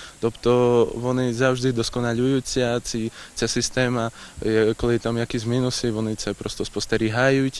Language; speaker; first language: Ukrainian; early bilingual, heritage; Ukrainian